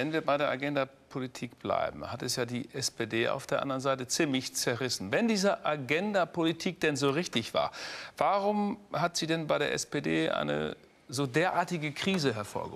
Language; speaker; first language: German; native; German